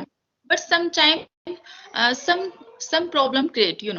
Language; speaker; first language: English; non-native, learner; Hindi